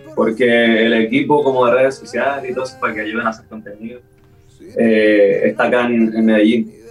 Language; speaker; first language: Spanish; native; Spanish